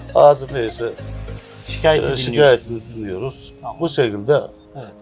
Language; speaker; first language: Turkish; native; Turkish